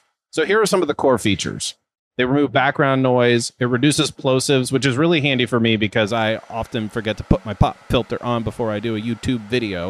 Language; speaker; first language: English; native; English